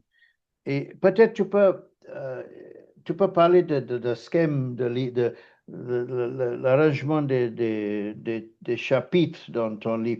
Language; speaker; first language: French; non-native, fluent; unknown